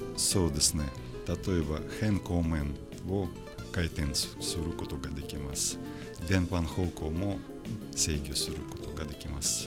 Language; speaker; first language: Japanese; non-native, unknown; Russian